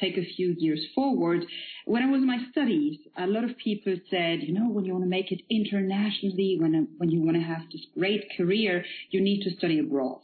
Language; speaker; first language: English; non-native, fluent; Polish